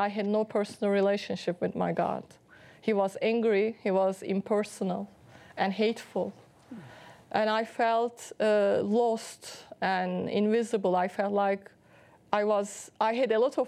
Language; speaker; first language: English; non-native, fluent; Turkish